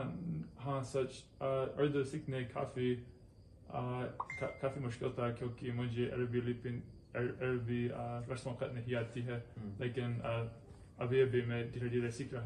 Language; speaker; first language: Hindi; non-native, learner; English